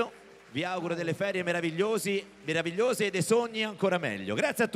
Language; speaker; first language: Italian; native; Italian